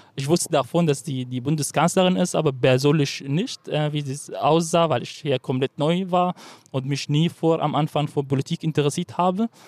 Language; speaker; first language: German; non-native, fluent; Arabic